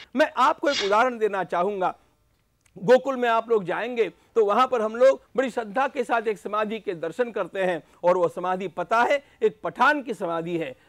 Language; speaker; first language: Hindi; non-native, local second language; Marathi